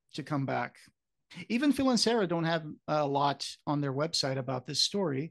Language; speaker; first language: English; non-native, fluent; Portuguese